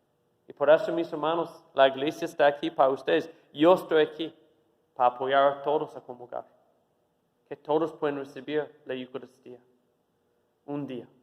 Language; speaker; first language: Spanish; non-native, fluent; English